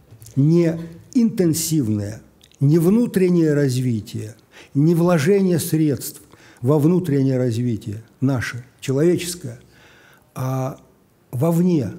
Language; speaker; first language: Russian; native; Russian